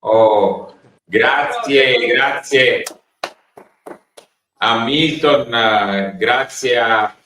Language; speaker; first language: Italian; native; Italian